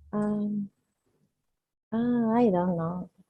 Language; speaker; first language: English; non-native, learner; Spanish